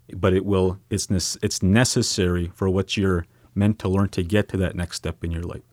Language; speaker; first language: English; native; English